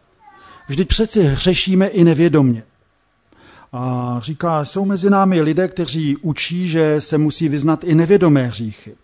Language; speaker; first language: Czech; native; Czech